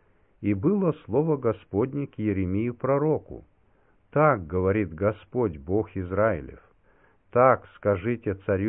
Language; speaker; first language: Russian; native; Russian